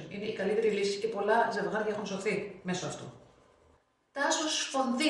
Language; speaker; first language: Greek; native; Greek